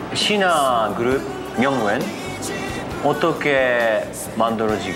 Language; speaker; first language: Korean; non-native, learner; Japanese